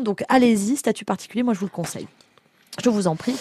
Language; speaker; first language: French; native; French